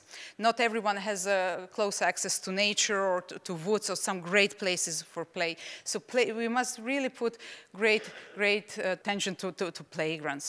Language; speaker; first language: English; non-native, fluent; Czech